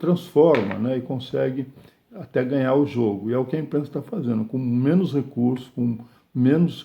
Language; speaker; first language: Portuguese; native; Portuguese